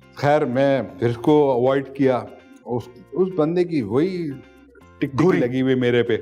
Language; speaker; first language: Urdu; non-native, local second language; Pashto